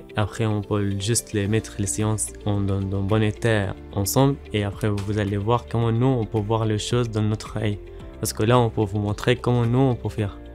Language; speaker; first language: French; non-native, learner; Arabic